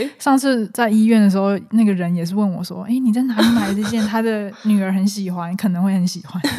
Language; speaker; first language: Chinese; native; Chinese